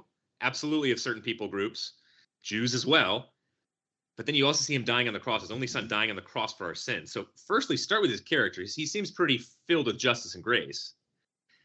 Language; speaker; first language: English; native; English